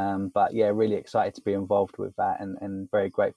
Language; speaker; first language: English; native; English